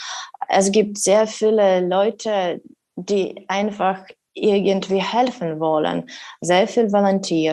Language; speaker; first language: German; non-native, learner; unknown